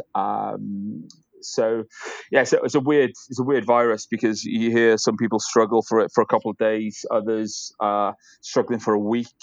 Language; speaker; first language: English; native; English